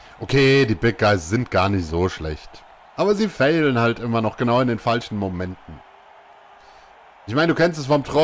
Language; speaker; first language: German; native; German